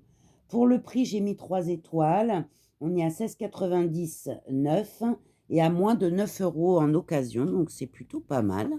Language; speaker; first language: French; native; French